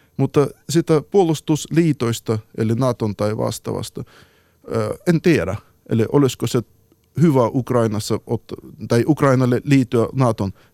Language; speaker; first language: Finnish; non-native, fluent; Ukrainian